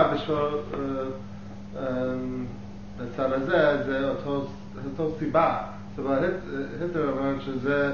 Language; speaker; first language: Hebrew; non-native, learner; English